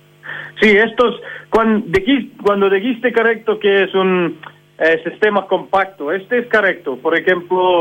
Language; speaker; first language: Spanish; non-native, fluent; English